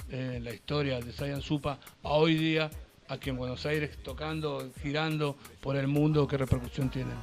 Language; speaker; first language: Spanish; native; Spanish